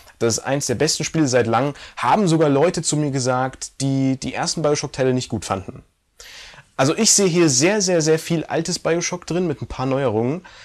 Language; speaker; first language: German; native; German